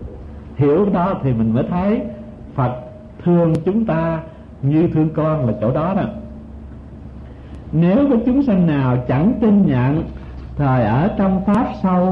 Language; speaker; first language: Vietnamese; native; Vietnamese